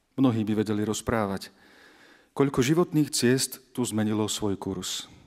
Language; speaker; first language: Slovak; native; Slovak